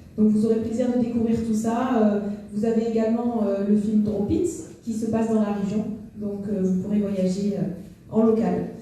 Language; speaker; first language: French; native; French